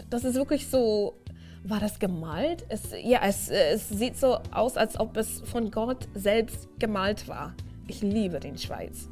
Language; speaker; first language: German; non-native, fluent; English